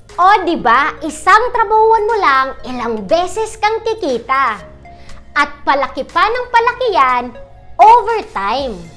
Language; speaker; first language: Filipino; non-native, local second language; Bikol